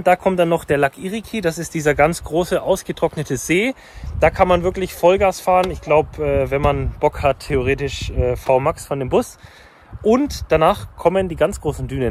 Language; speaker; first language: German; native; German